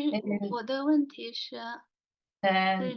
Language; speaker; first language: Chinese; native; Chinese